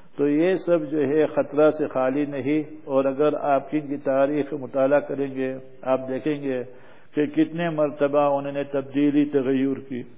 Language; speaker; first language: Urdu; non-native, fluent; English